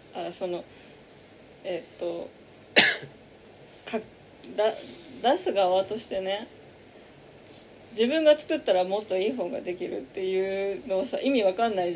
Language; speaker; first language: Japanese; native; Japanese